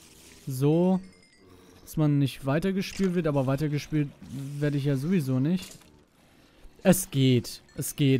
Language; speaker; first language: German; native; German